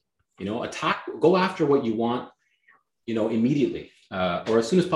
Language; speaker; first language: English; non-native, fluent; Greek